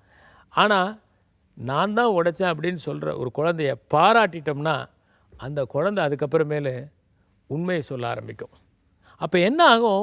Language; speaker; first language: Tamil; native; Tamil